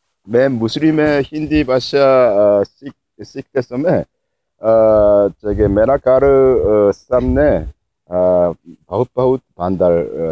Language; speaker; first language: Hindi; non-native, learner; Korean